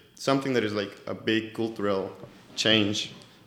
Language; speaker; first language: English; non-native, fluent; Spanish